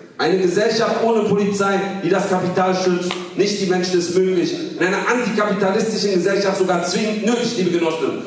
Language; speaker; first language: German; early bilingual, other home language; Kurdish